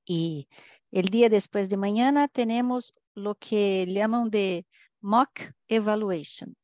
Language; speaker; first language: Spanish; non-native, fluent; Portuguese